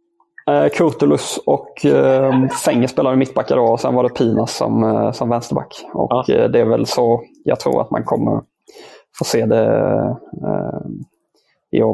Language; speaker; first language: Swedish; native; Swedish